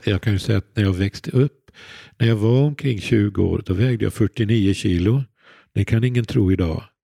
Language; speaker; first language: Swedish; native; Swedish